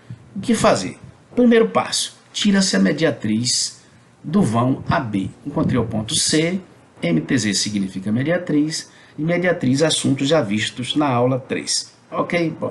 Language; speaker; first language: Portuguese; native; Portuguese